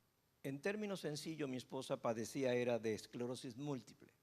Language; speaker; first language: Spanish; native; Spanish